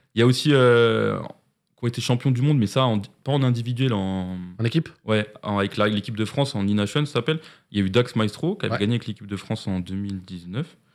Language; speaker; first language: French; native; French